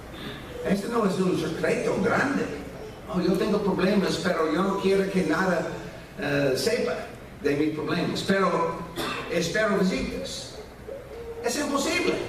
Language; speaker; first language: Spanish; non-native, fluent; English